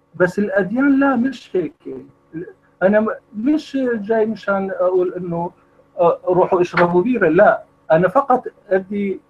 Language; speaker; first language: Arabic; non-native, fluent; Kurdish